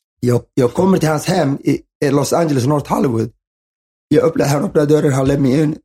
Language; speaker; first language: Swedish; early bilingual, other home language; Somali